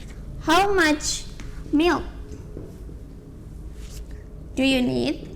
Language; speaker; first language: English; non-native, learner; Indonesian